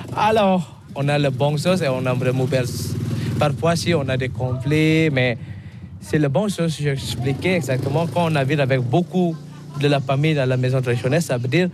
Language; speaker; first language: French; non-native, learner; Balinese